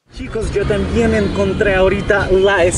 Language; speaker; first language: Spanish; non-native, fluent; Ukrainian